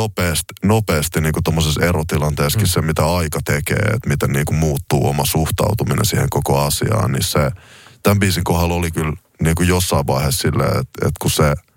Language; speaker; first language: Finnish; native; Finnish